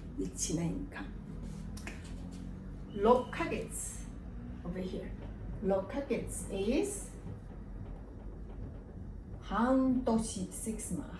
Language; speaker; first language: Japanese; non-native, fluent; Chinese